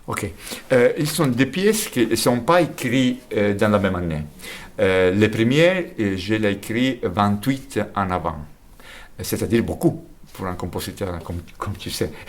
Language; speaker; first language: French; non-native, fluent; Italian